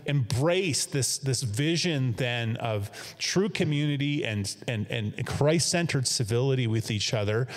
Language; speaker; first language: English; native; English